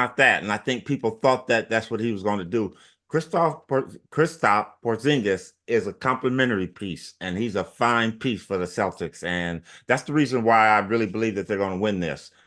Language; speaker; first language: English; native; English